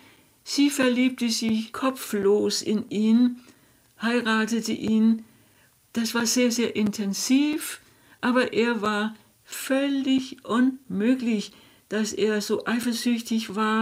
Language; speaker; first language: German; non-native, fluent; Danish